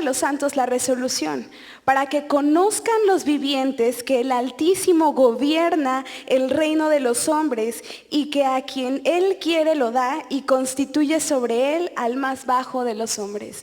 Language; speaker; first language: Spanish; native; Spanish